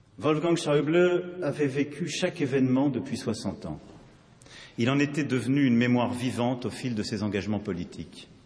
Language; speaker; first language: French; native; French